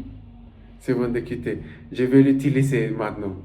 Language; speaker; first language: French; non-native, learner; Spanish